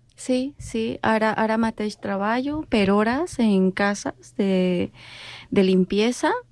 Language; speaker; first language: Catalan; non-native, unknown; Spanish